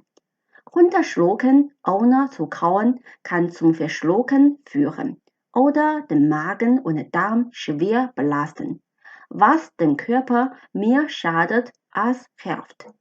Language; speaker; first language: German; non-native, fluent; Chinese